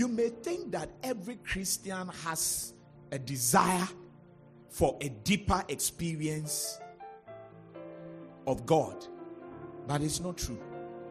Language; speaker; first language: English; non-native, local second language; Ga